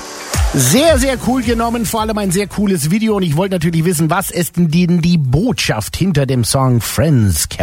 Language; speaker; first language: German; native; German